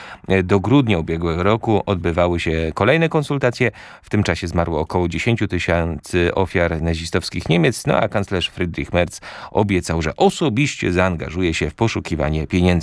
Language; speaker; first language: Polish; native; Polish